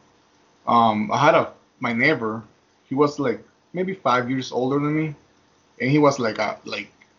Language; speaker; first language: English; non-native, fluent; Spanish